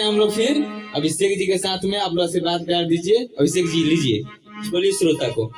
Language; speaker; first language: Hindi; non-native, local second language; Bhojpuri